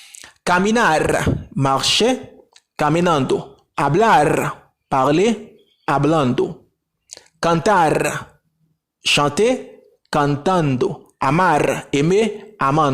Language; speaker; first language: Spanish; non-native, fluent; Haitian Creole